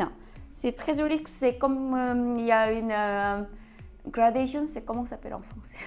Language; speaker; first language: French; non-native, learner; Korean